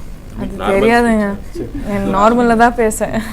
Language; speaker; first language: Tamil; non-native, learner; Kodava